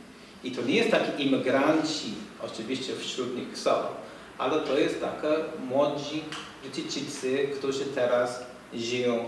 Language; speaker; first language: Polish; non-native, fluent; English